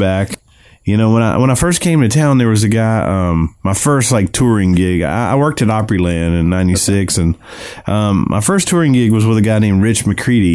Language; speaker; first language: English; native; English